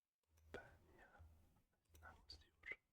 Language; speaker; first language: Basque; non-native, learner; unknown